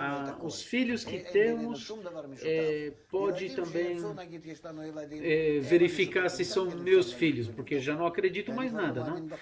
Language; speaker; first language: Portuguese; non-native, fluent; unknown